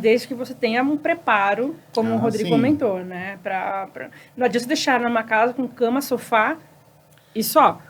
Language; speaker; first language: Portuguese; native; Portuguese